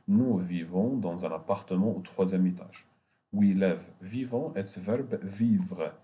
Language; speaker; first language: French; non-native, fluent; Arabic